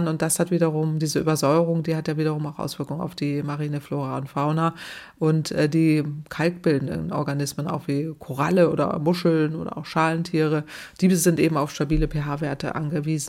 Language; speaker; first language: German; native; German